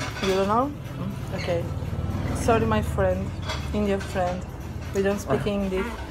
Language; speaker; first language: English; non-native, learner; Italian